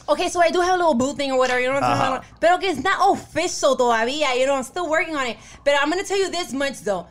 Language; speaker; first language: English; early bilingual, other home language; Spanish